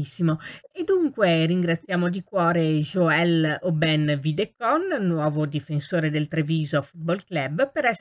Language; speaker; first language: Italian; native; Italian